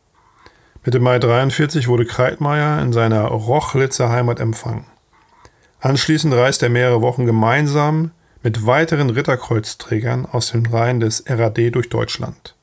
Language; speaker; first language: German; native; German